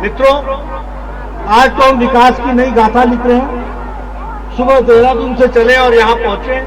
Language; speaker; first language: Hindi; native; Hindi